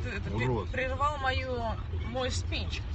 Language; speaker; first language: Russian; native; Russian